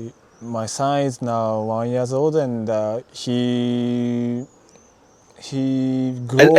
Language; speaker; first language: English; non-native, learner; Japanese